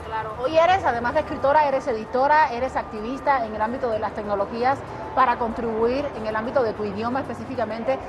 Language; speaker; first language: Spanish; native; Spanish